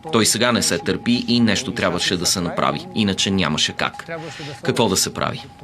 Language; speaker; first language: Bulgarian; early bilingual, heritage; Bulgarian